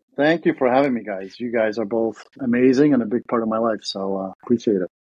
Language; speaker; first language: English; early bilingual, other home language; Russian